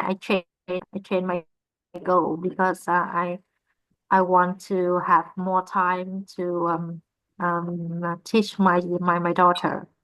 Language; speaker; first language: English; non-native, learner; Vietnamese